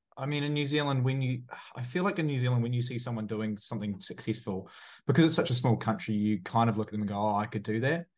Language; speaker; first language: English; native; English